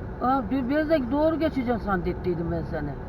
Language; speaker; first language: Turkish; native; Turkish